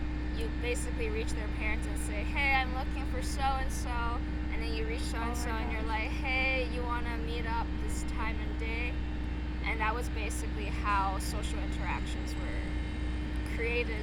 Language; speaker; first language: English; native; English